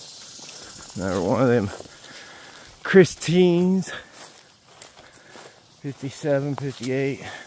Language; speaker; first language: English; native; English